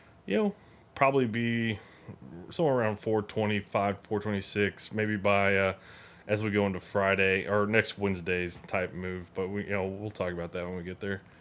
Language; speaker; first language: English; native; English